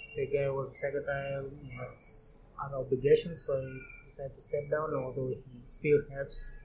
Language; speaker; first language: English; non-native, local second language; Swahili